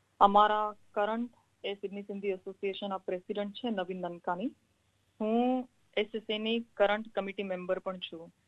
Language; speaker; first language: Gujarati; non-native, local second language; Sindhi